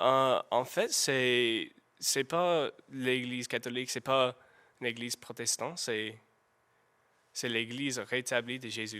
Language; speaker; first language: French; non-native, learner; English